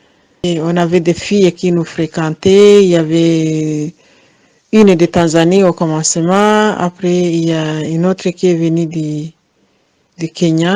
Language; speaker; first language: French; non-native, fluent; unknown